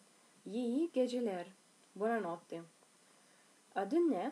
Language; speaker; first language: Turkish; non-native, learner; Italian